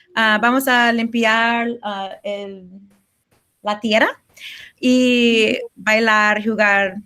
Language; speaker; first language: Spanish; non-native, learner; English